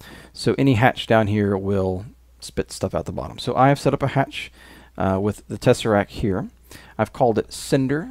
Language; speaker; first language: English; native; English